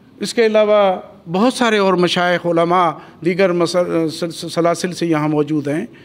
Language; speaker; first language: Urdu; non-native, local second language; Sindhi